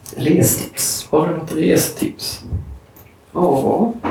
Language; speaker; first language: Swedish; native; Swedish